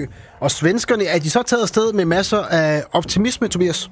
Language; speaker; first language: Danish; native; Danish